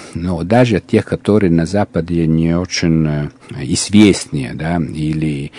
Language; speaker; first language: Russian; non-native, fluent; Italian